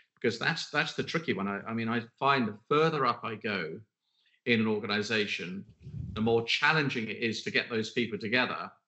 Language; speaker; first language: English; native; English